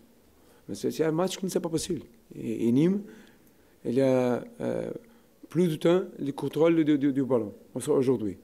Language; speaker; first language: French; non-native, learner; Portuguese